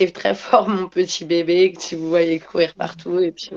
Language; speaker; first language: French; native; French